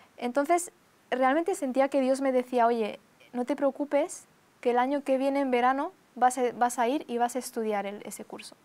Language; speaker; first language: Spanish; early bilingual, other home language; Romanian